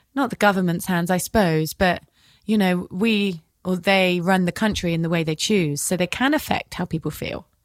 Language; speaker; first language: English; native; English